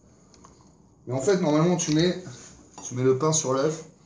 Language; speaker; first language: French; native; French